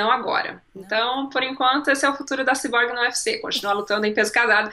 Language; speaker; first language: Portuguese; native; Portuguese